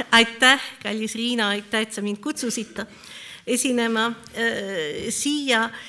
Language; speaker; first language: Estonian; non-native, fluent; French